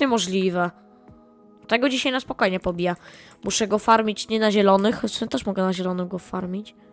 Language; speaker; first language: Polish; native; Polish